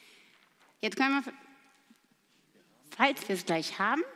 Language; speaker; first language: German; native; German